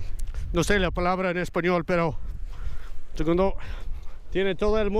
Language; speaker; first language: Spanish; non-native, learner; English